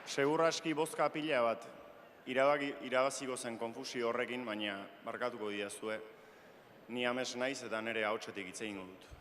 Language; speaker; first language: Basque; native; Basque